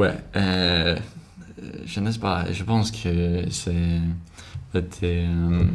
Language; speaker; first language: French; non-native, learner; Swedish